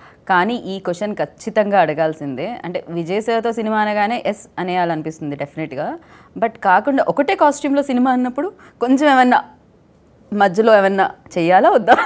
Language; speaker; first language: Telugu; native; Telugu